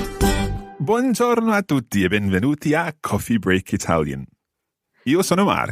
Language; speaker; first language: Italian; non-native, fluent; English